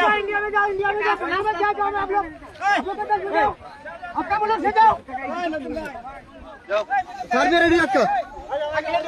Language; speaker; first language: Hindi; non-native, learner; Bangla